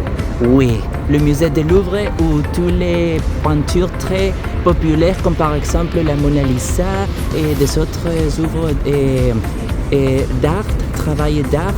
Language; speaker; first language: French; non-native, learner; Spanish